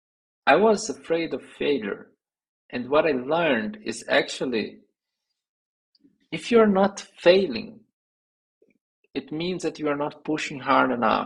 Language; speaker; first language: English; non-native, fluent; Portuguese